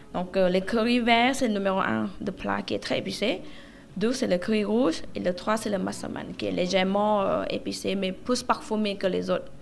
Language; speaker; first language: French; non-native, learner; Thai